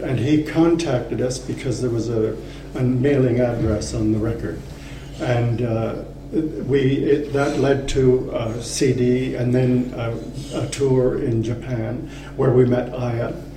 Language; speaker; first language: English; native; English